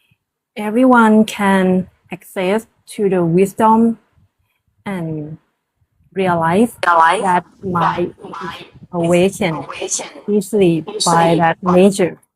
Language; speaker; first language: English; non-native, learner; Thai